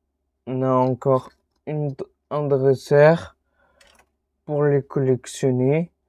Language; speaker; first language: French; native; French